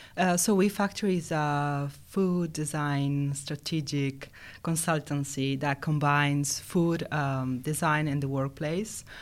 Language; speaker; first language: English; non-native, fluent; Italian